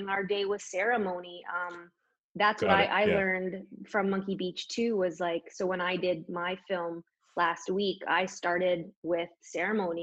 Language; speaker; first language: English; native; English